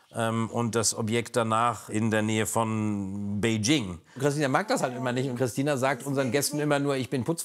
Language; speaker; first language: German; native; German